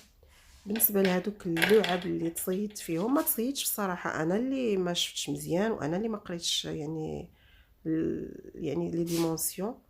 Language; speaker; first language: Arabic; native; Arabic